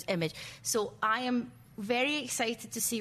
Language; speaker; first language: English; native; English